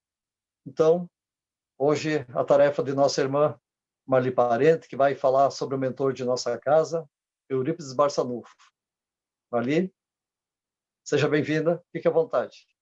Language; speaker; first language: Portuguese; native; Portuguese